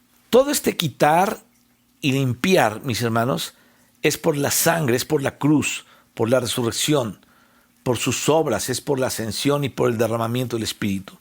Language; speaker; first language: Spanish; native; Spanish